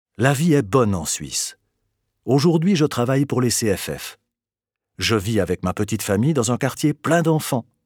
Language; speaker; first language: French; non-native, fluent; Albanian